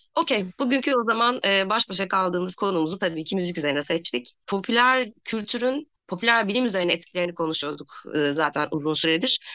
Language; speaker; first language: Turkish; native; Turkish